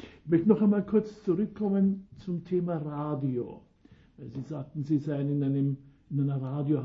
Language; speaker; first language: German; native; German